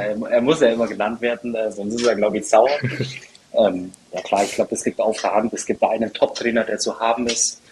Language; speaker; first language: German; native; German